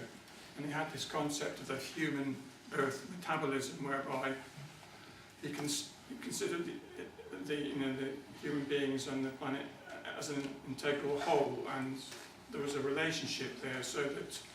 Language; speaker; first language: English; native; English